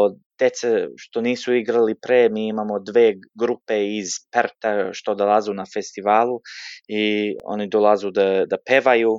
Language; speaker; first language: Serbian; early bilingual, heritage; Serbian